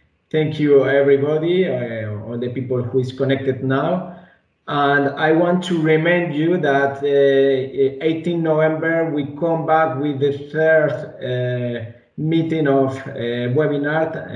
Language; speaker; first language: English; non-native, fluent; Spanish